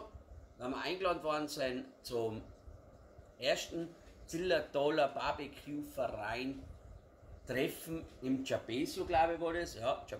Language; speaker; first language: German; native; German